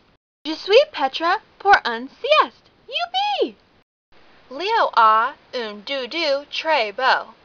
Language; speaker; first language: French; non-native, learner; English